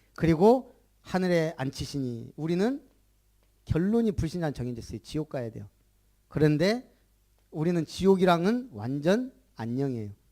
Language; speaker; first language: Korean; native; Korean